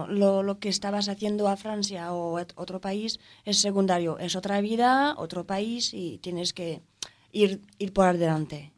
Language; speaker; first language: Spanish; non-native, fluent; French